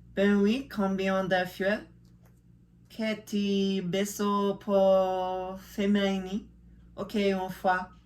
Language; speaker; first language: French; non-native, learner; English